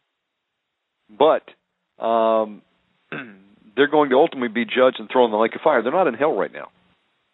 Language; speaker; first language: English; native; English